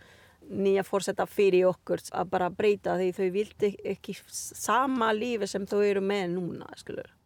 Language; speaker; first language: Icelandic; non-native, learner; Spanish